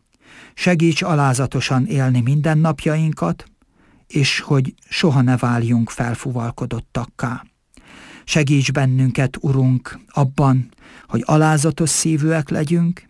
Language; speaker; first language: Hungarian; native; Hungarian